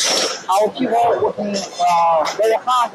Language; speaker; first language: English; non-native, learner; Chinese